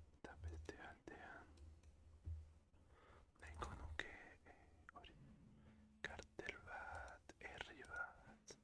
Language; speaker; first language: Basque; non-native, learner; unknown